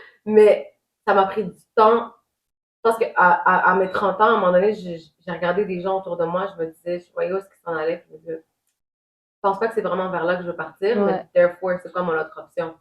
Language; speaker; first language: French; native; French